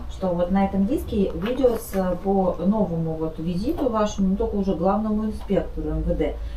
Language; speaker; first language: Russian; native; Russian